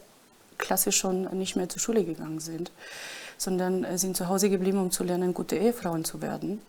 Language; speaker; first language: German; non-native, fluent; Romany